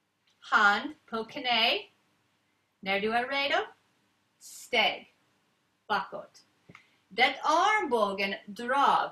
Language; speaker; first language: Swedish; non-native, learner; English